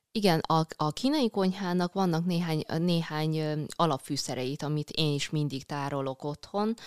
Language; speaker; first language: Hungarian; early bilingual, other home language; Chinese